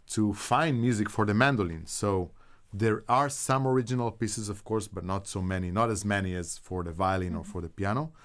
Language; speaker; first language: English; non-native, fluent; Hebrew